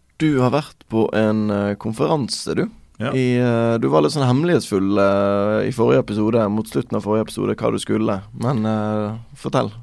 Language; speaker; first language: Norwegian; native; Norwegian